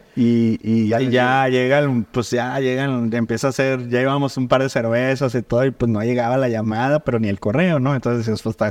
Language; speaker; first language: Spanish; native; Spanish